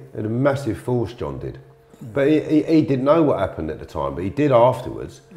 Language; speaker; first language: English; native; English